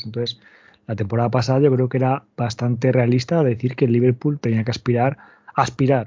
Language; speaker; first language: Spanish; native; Spanish